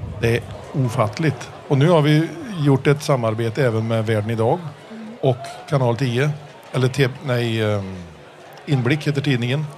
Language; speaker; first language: Swedish; early bilingual, heritage; Swedish